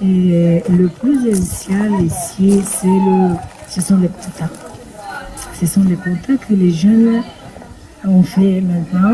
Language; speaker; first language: French; non-native, fluent; Bulgarian